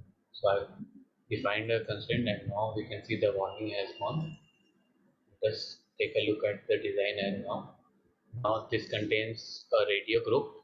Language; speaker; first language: English; non-native, fluent; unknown